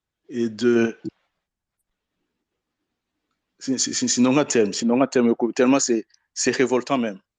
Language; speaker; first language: French; non-native, local second language; Rundi